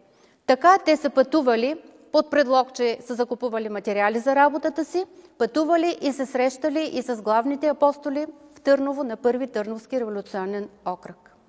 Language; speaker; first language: Bulgarian; native; Bulgarian